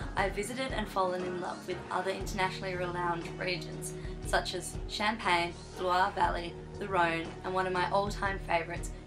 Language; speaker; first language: English; native; English